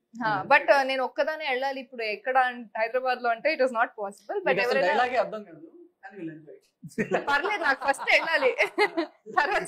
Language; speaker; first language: Telugu; non-native, local second language; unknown